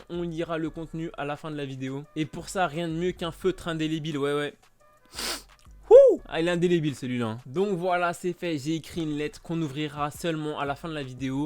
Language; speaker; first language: French; native; French